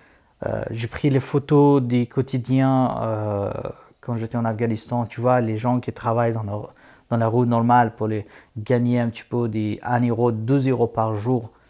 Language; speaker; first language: French; non-native, fluent; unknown